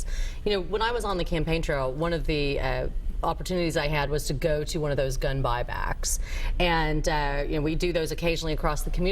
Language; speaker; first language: English; native; English